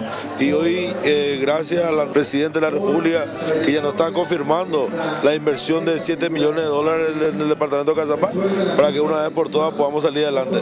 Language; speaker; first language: Spanish; native; Spanish